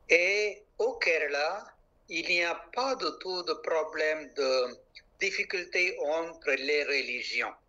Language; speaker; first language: French; non-native, local second language; Malayalam